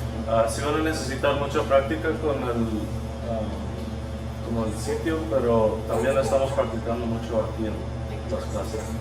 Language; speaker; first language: Spanish; early bilingual, heritage; Spanish